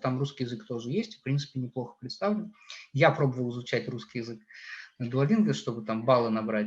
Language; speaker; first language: Russian; native; Russian